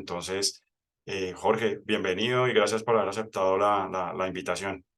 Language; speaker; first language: Spanish; native; Spanish